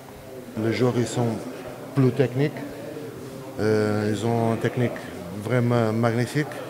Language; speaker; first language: French; non-native, fluent; Portuguese